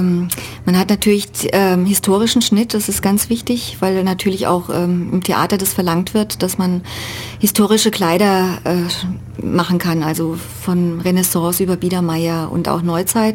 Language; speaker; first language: German; native; German